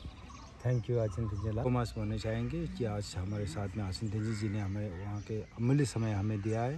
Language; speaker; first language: Hindi; non-native, local second language; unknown